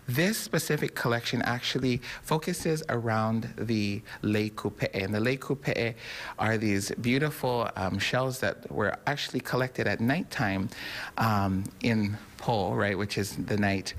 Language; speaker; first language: English; native; English